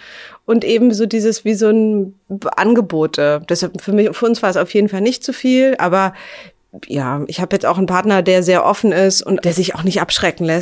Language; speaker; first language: German; native; German